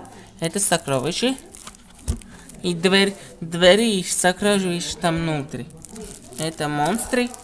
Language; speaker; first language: Russian; non-native, learner; Italian